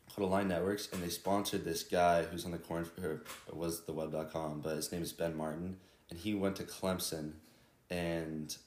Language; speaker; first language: English; native; English